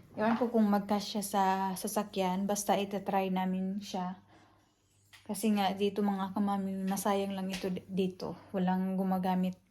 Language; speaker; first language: Filipino; non-native, local second language; Cebuano